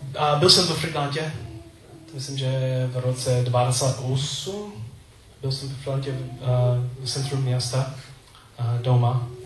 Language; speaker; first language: Czech; non-native, learner; English